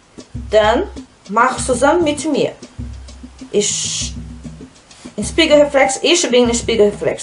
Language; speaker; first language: German; non-native, fluent; Portuguese